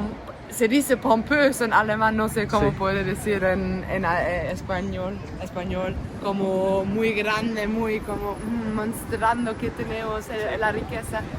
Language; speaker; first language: Spanish; non-native, fluent; German